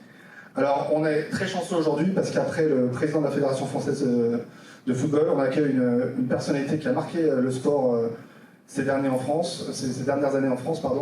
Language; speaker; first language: French; native; French